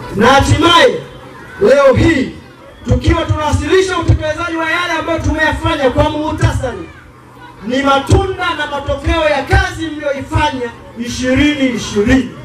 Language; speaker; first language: Swahili; native; Swahili